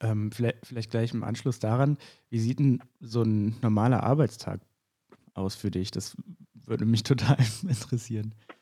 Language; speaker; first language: German; native; German